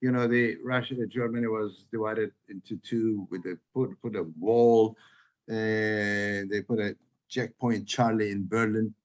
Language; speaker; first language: English; non-native, fluent; Turkish